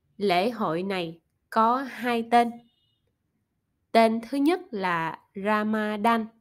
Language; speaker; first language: Vietnamese; non-native, learner; German